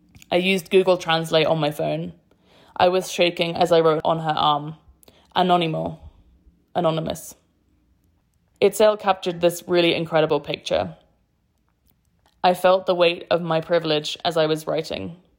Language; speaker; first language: English; native; English